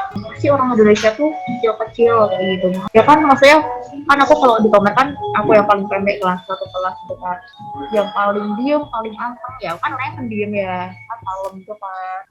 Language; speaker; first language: Indonesian; native; Indonesian